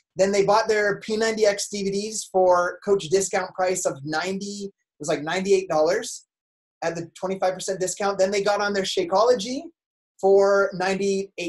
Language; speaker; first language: English; native; English